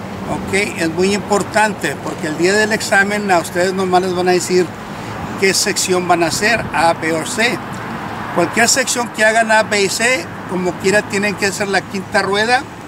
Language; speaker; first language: Spanish; early bilingual, heritage; Spanish